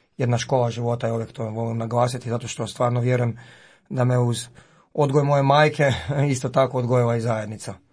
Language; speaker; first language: Croatian; native; Croatian